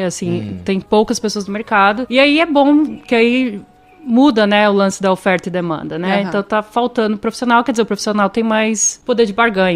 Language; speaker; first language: Portuguese; native; Portuguese